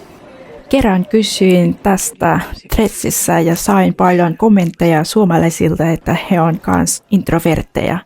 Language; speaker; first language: Finnish; non-native, fluent; Vietnamese